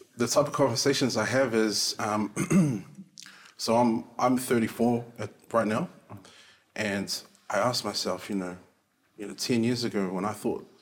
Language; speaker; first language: English; native; English